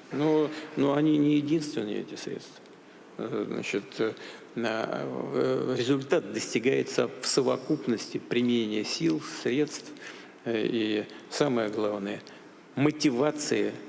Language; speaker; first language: Russian; native; Russian